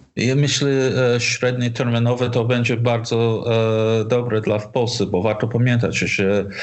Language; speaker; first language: Polish; non-native, learner; English